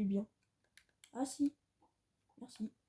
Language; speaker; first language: French; native; French